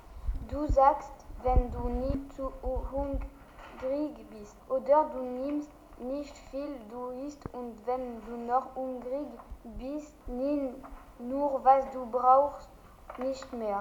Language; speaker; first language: German; non-native, learner; French